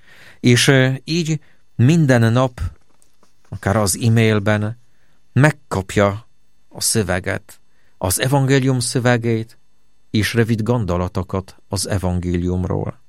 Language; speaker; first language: Hungarian; non-native, fluent; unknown